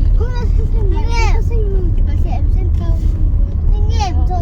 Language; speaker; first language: Korean; early bilingual, other home language; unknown